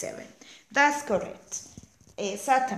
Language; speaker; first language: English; non-native, fluent; Spanish